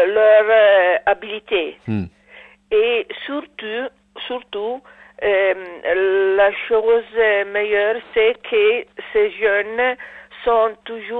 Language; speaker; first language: French; non-native, learner; Italian